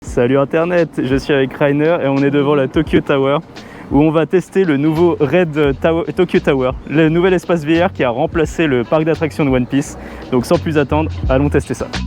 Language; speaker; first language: French; native; French